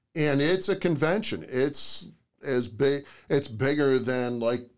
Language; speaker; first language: English; native; English